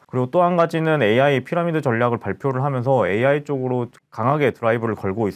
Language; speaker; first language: Korean; native; Korean